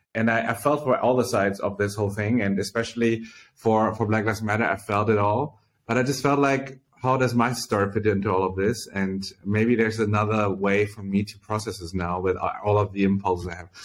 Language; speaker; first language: English; early bilingual, other home language; Chinese